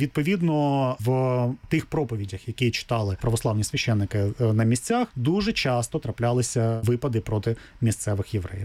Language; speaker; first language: Ukrainian; native; Ukrainian